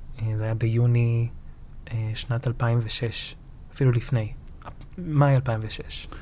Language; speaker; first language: Hebrew; early bilingual, other home language; Arabic